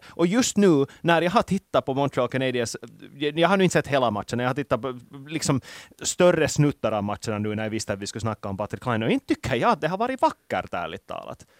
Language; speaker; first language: Swedish; native; Swedish